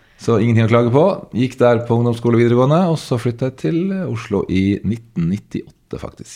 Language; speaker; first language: Norwegian; native; Norwegian